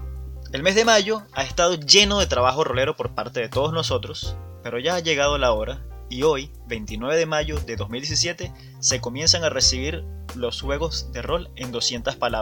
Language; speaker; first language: Spanish; native; Spanish